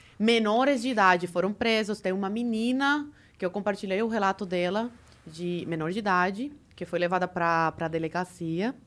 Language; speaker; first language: Portuguese; early bilingual, other home language; Spanish